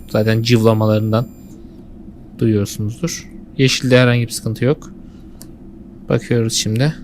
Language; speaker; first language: Turkish; native; Turkish